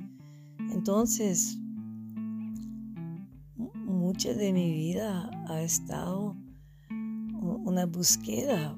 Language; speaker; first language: Spanish; non-native, fluent; English